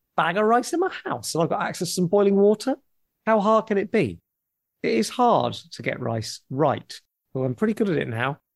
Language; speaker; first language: English; native; English